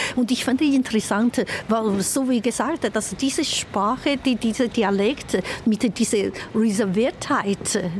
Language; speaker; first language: German; non-native, fluent; Chinese